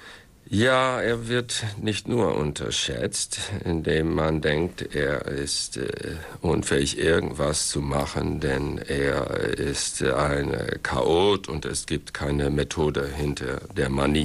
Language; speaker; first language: German; non-native, fluent; English